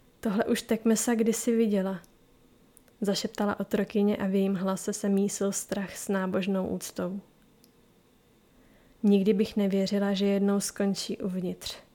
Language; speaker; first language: Czech; native; Czech